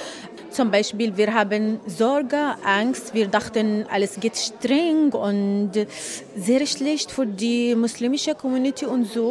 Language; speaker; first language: German; non-native, learner; Arabic